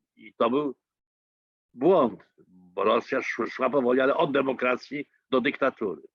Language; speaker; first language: Polish; native; Polish